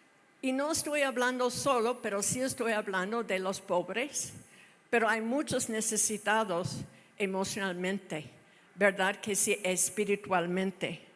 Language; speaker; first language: Spanish; non-native, fluent; English